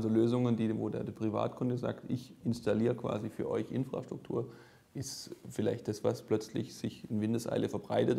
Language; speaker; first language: German; native; German